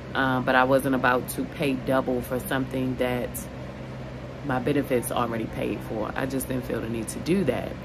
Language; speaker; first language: English; native; English